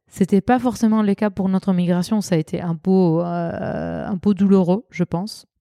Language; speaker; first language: French; non-native, fluent; Italian